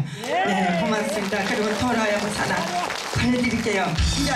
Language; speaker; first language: Korean; native; Korean